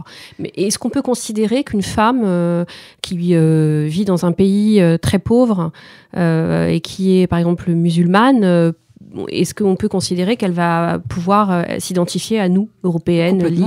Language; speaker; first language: French; native; French